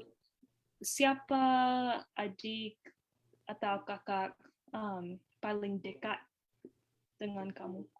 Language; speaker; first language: Indonesian; non-native, learner; English